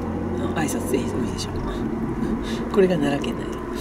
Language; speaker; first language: Japanese; native; Japanese